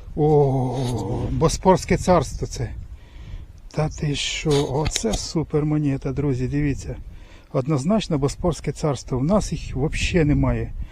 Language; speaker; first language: Ukrainian; native; Ukrainian